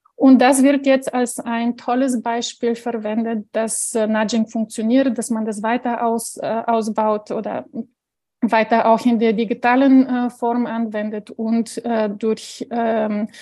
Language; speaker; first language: German; non-native, fluent; Bulgarian